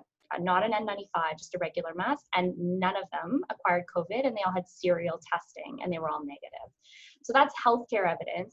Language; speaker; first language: English; native; English